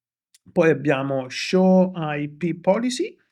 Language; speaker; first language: Italian; native; Italian